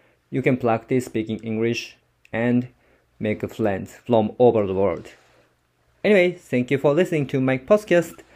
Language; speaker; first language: English; non-native, learner; Japanese